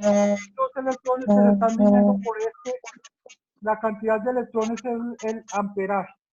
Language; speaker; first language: Spanish; native; Spanish